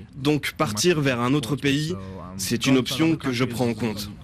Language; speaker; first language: French; non-native, fluent; Arabic